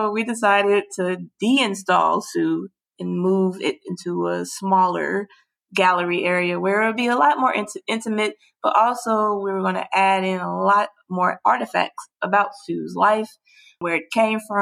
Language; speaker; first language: English; native; English